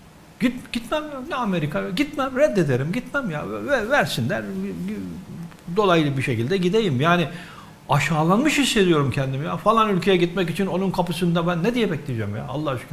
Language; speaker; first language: Turkish; native; Turkish